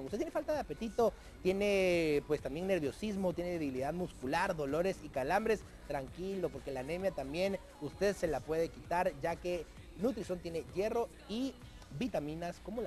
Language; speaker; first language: Spanish; native; Spanish